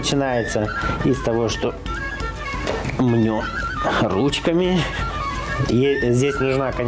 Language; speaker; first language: Russian; non-native, local second language; Romanian